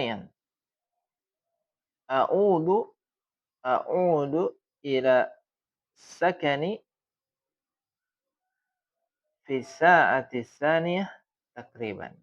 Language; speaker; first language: Arabic; non-native, fluent; Indonesian